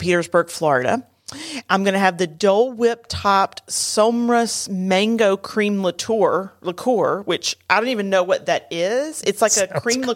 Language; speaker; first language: English; native; English